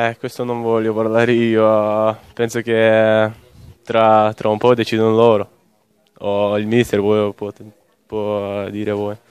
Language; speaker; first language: Italian; non-native, learner; Lithuanian